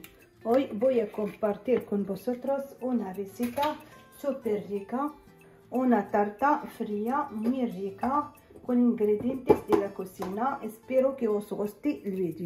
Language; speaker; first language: Spanish; non-native, fluent; Arabic